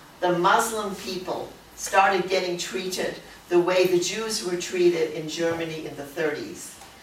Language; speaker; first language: English; early bilingual, other home language; German